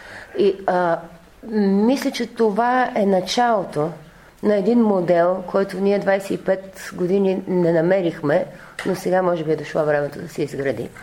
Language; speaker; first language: Bulgarian; native; Bulgarian